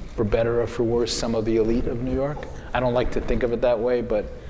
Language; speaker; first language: English; native; English